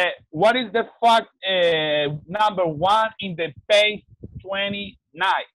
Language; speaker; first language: English; non-native, learner; Spanish